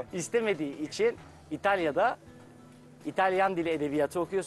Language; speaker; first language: Turkish; native; Turkish